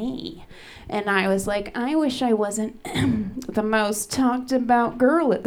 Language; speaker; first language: English; native; English